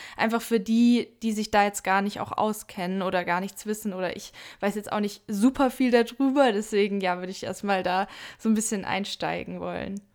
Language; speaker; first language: German; native; German